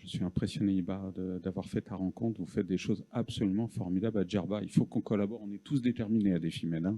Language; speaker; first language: French; native; French